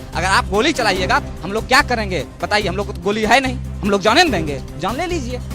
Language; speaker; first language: Hindi; native; Hindi